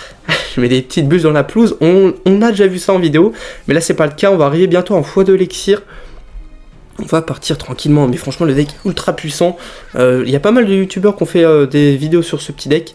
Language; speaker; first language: French; native; French